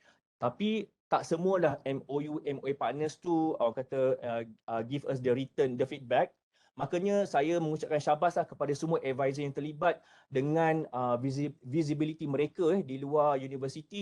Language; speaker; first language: Malay; native; Malay